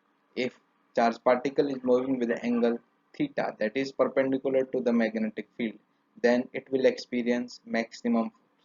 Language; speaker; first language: English; non-native, local second language; Hindi